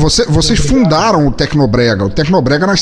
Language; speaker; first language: Portuguese; native; Portuguese